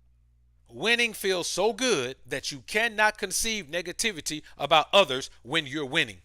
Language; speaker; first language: English; native; English